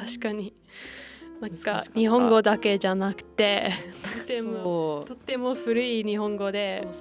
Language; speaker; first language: Japanese; non-native, fluent; English